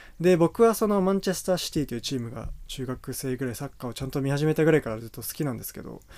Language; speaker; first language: Japanese; native; Japanese